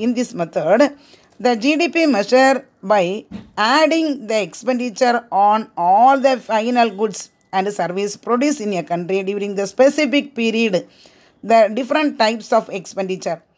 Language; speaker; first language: English; non-native, local second language; Tamil